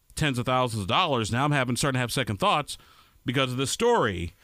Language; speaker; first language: English; native; English